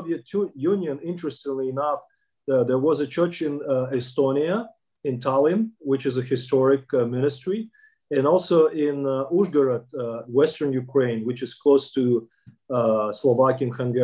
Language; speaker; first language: English; non-native, fluent; Kazakh